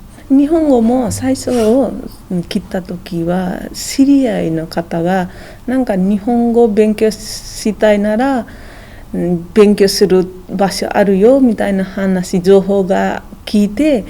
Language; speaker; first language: Japanese; non-native, fluent; Nepali